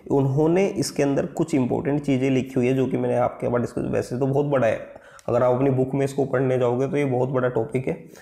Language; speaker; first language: Hindi; native; Hindi